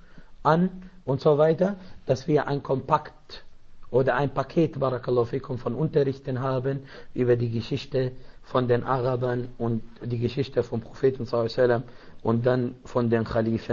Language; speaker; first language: German; non-native, fluent; Arabic